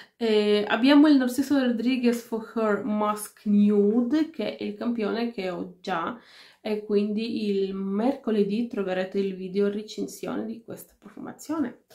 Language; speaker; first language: Italian; non-native, fluent; Finnish